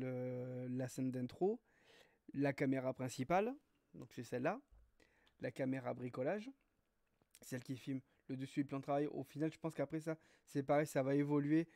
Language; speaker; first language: French; native; French